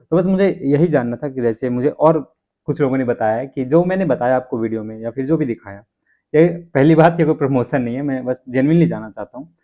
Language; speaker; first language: Hindi; native; Hindi